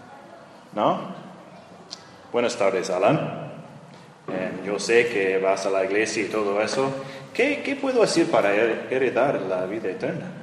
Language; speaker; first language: Spanish; non-native, fluent; English